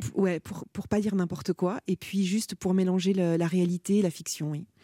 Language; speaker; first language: French; native; French